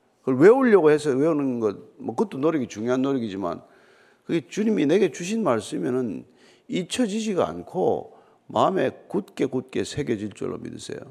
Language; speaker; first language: Korean; native; Korean